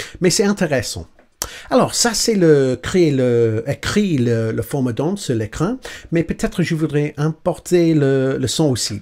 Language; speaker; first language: French; non-native, learner; English